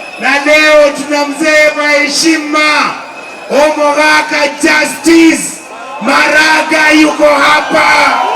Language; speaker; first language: Swahili; non-native, local second language; Kamba